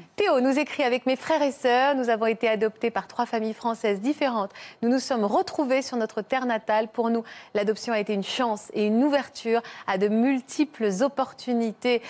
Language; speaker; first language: French; native; French